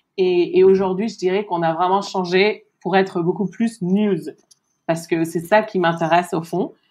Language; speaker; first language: French; early bilingual, heritage; French